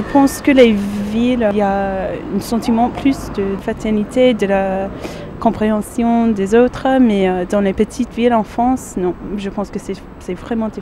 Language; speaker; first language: French; non-native, fluent; English